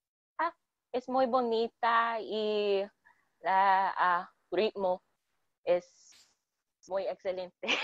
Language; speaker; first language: Spanish; non-native, learner; English